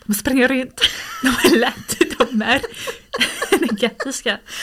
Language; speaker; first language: Swedish; non-native, fluent; English